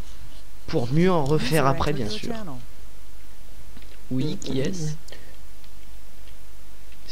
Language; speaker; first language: French; native; French